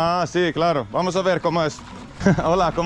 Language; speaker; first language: Spanish; non-native, learner; Finnish